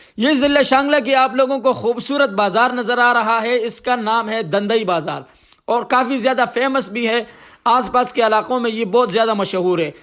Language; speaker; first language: Urdu; non-native, local second language; Pashto